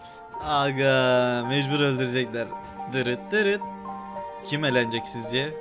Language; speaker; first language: Turkish; native; Turkish